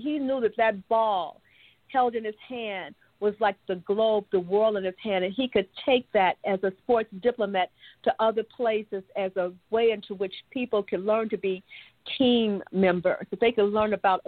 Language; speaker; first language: English; native; English